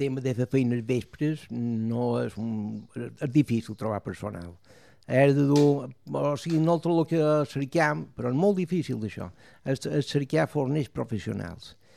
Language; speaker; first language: Catalan; native; Catalan